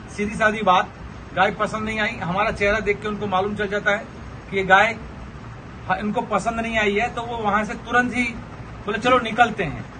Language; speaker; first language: Hindi; non-native, local second language; Gujarati